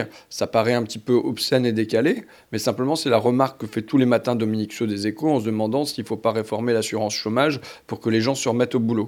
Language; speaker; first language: French; native; French